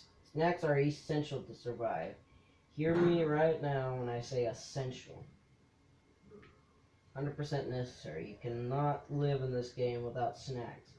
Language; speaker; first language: English; native; English